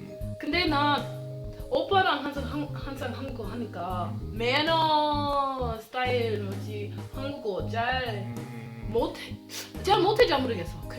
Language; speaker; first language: Korean; non-native, learner; English